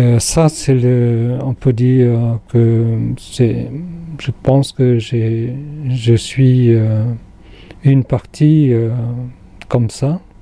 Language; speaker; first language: French; non-native, fluent; Khmer